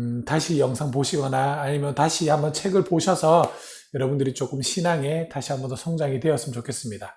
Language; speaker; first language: Korean; native; Korean